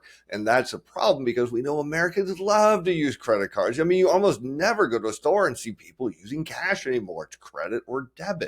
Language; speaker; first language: English; native; English